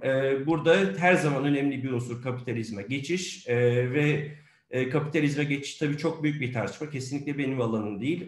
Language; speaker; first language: Turkish; native; Turkish